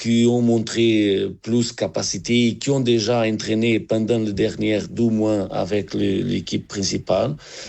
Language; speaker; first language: French; non-native, learner; Portuguese